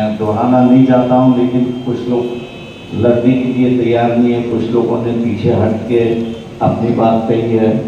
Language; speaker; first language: Hindi; non-native, local second language; Marathi